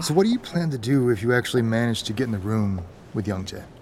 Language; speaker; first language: English; native; English